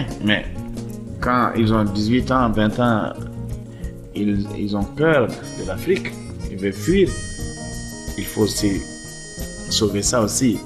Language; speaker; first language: French; non-native, local second language; Bambara